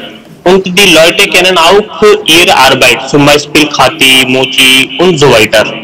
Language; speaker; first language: German; non-native, learner; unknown